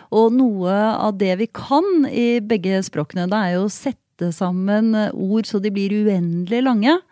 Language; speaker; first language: Norwegian; native; Norwegian